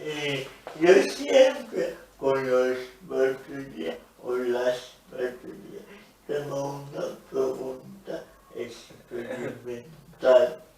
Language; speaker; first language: Spanish; non-native, local second language; Basque